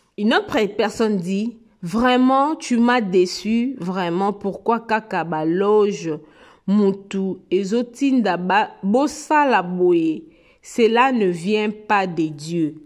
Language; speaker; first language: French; non-native, local second language; Lingala